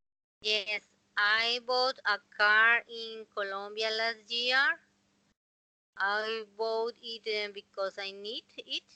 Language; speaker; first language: English; non-native, learner; Spanish